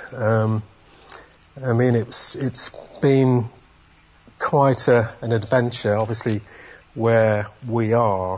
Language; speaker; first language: English; native; English